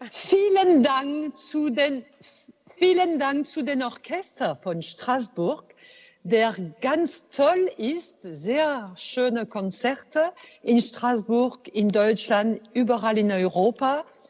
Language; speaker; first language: German; non-native, learner; French